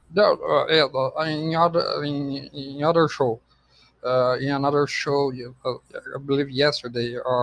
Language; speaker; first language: English; non-native, fluent; Portuguese